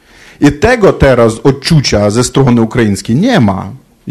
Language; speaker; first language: Polish; non-native, fluent; Ukrainian